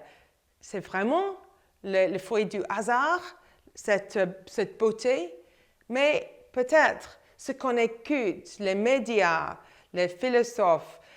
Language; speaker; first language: French; non-native, fluent; English